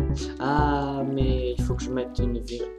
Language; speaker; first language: French; native; French